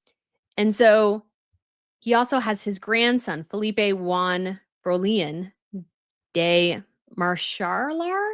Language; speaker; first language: English; native; English